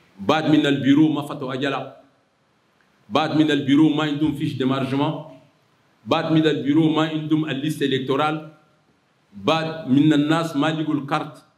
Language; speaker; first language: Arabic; native; Arabic